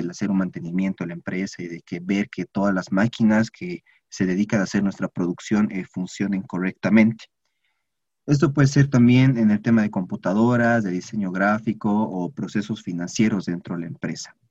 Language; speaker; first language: Spanish; native; Spanish